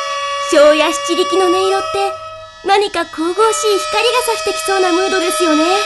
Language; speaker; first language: Japanese; native; Japanese